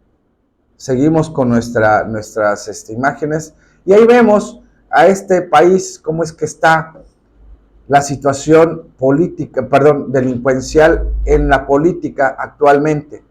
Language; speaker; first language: Spanish; native; Spanish